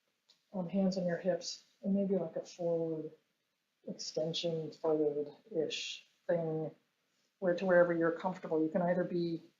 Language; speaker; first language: English; native; English